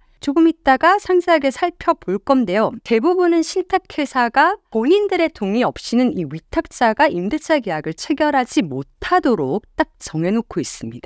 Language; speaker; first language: Korean; native; Korean